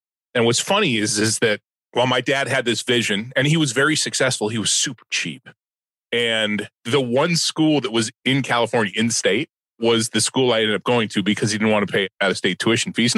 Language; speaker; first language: English; native; English